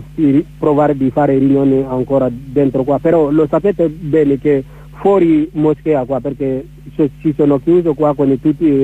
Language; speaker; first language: Italian; non-native, learner; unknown